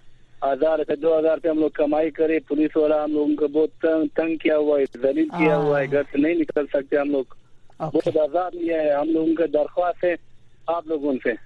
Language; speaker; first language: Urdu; non-native, learner; Pashto